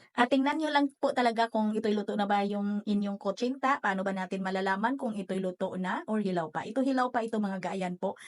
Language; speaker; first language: Filipino; non-native, local second language; Cebuano